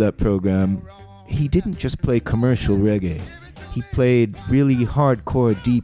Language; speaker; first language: English; native; English